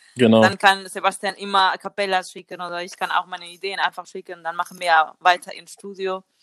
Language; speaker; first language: German; non-native, learner; Spanish